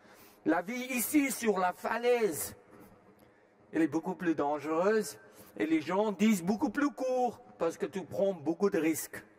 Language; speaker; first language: French; non-native, fluent; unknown